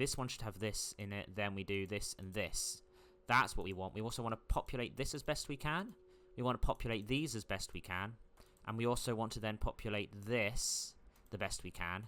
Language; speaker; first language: English; native; English